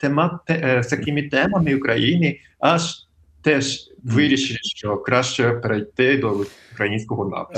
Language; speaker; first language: Ukrainian; non-native, fluent; Japanese